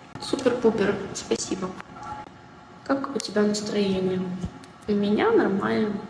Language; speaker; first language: Russian; native; Russian